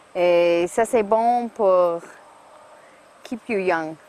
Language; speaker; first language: French; non-native, learner; English